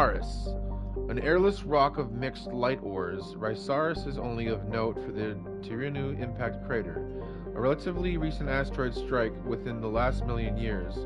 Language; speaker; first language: English; native; English